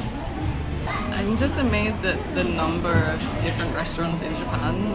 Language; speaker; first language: English; native; English